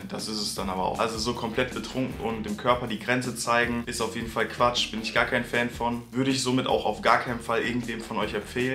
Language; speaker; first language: German; native; German